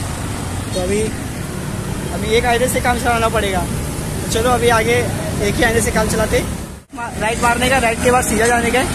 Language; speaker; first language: Hindi; native; Hindi